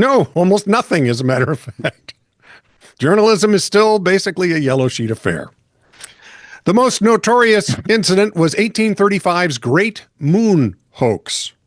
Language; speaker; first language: English; native; English